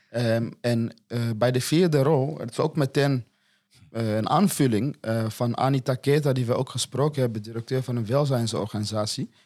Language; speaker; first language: Dutch; non-native, fluent; Swahili